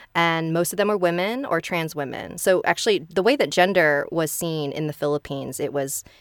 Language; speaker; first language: English; early bilingual, other home language; Filipino